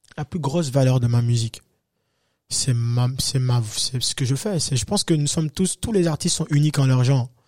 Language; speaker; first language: French; native; French